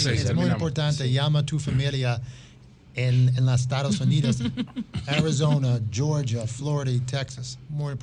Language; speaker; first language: Spanish; non-native, learner; English